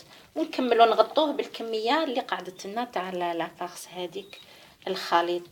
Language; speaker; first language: Arabic; native; Arabic